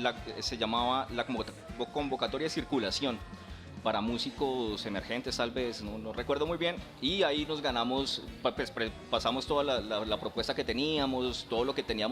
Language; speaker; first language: Spanish; native; Spanish